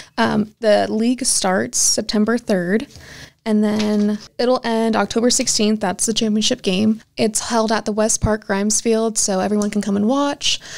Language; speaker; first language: English; native; English